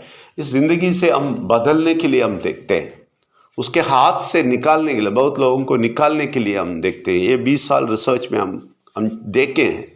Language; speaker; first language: Hindi; non-native, local second language; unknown